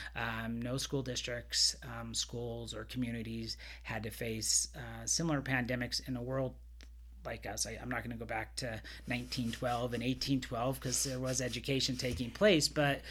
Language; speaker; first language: English; native; English